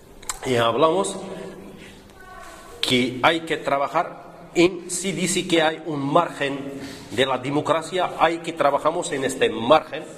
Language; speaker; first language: Spanish; non-native, learner; Arabic